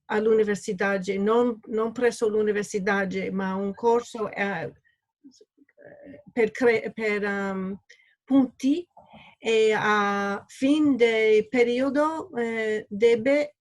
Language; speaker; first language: Italian; non-native, learner; English